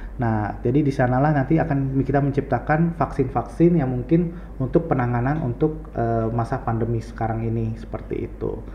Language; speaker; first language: Indonesian; native; Indonesian